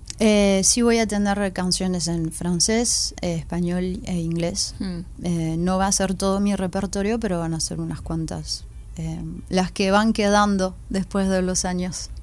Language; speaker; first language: Spanish; early bilingual, heritage; Spanish